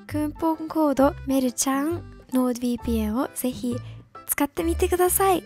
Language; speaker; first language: Japanese; non-native, fluent; English